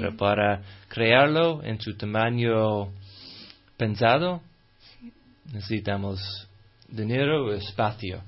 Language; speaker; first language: Spanish; non-native, fluent; English